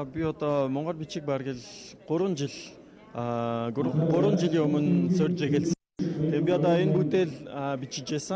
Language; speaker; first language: Mongolian; non-native, learner; French